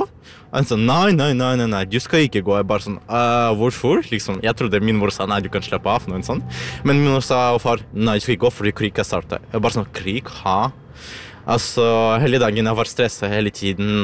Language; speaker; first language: Norwegian; non-native, learner; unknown